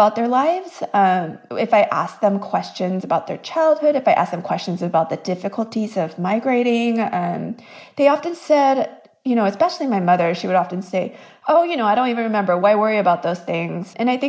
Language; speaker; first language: English; early bilingual, other home language; Korean